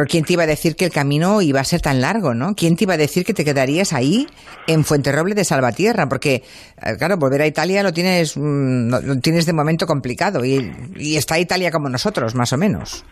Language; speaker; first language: Spanish; native; Spanish